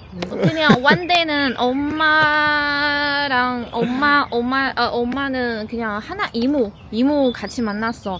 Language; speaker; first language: Korean; non-native, learner; Chinese